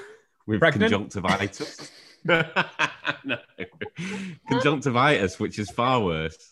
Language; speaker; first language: English; native; English